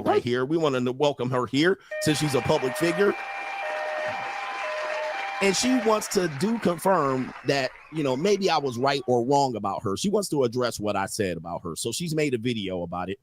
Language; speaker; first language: English; native; English